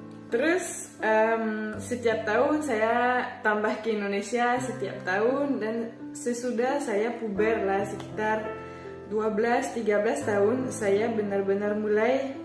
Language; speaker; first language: Indonesian; non-native, fluent; French